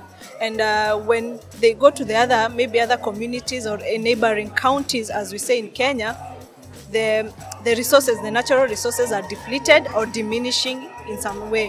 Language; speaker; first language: English; non-native, local second language; Masai